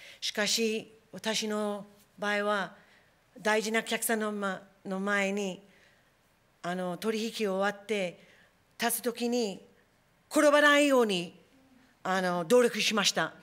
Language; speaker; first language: Japanese; non-native, fluent; English